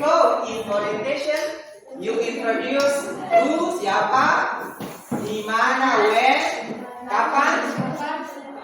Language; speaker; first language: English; non-native, learner; Indonesian